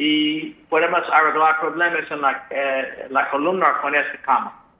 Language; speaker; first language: Spanish; non-native, fluent; English